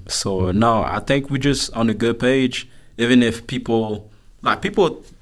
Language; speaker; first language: English; non-native, fluent; French